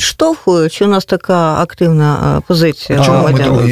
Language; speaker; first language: Ukrainian; native; Ukrainian